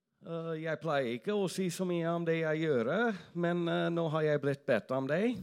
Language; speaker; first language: Norwegian; non-native, fluent; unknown